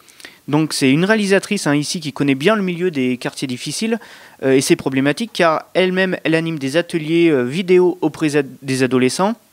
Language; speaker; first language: French; native; French